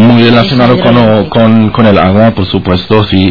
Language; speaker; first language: Spanish; non-native, fluent; German